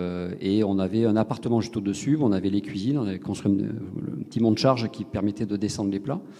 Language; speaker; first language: French; native; French